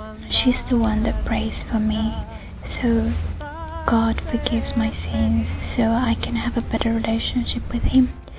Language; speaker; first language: English; non-native, fluent; Spanish